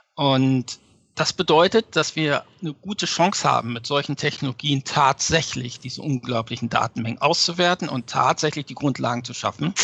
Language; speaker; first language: German; native; German